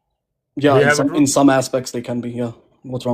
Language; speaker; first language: English; early bilingual, heritage; Punjabi